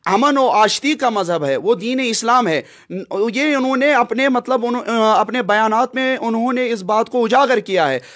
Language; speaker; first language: Hindi; non-native, local second language; Kashmiri